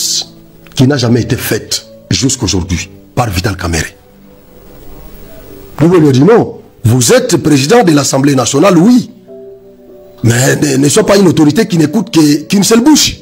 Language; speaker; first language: French; non-native, local second language; Lingala